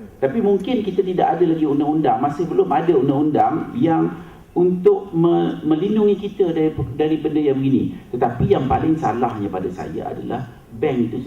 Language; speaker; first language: Malay; native; Malay